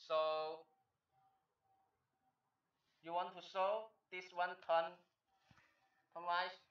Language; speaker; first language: English; non-native, learner; Chinese